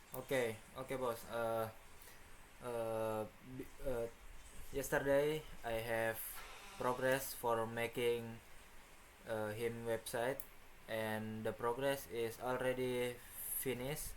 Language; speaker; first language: English; non-native, learner; Indonesian